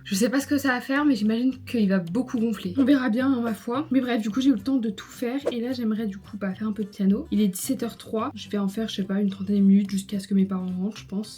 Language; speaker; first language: French; native; French